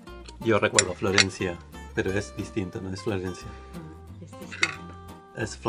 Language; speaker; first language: Spanish; non-native, learner; French